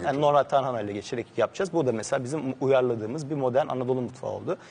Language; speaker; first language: Turkish; native; Turkish